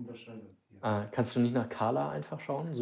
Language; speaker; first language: German; native; German